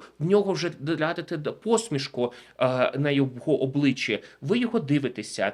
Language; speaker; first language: Ukrainian; native; Ukrainian